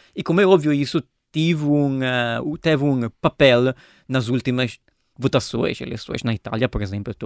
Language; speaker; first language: Portuguese; non-native, fluent; Italian